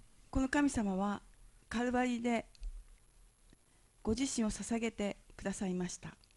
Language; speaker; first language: Japanese; native; Japanese